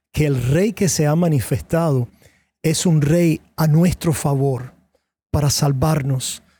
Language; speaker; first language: Spanish; native; Spanish